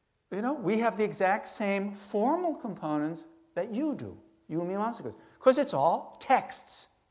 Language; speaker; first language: English; native; English